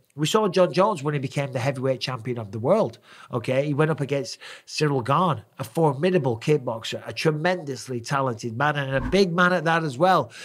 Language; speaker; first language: English; native; English